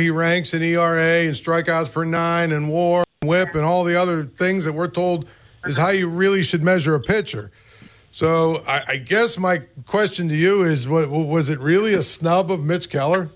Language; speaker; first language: English; native; English